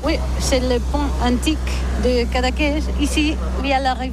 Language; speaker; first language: French; non-native, learner; Catalan